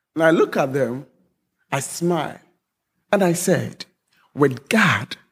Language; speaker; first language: English; non-native, local second language; Akan